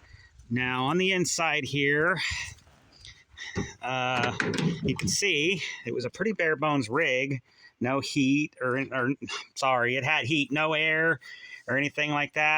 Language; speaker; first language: English; native; English